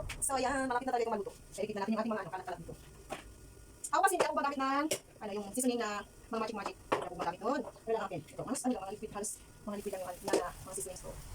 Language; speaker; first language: Filipino; native; Filipino